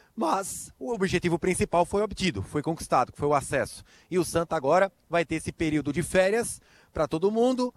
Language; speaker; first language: Portuguese; native; Portuguese